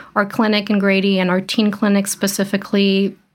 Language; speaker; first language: English; early bilingual, other home language; Portuguese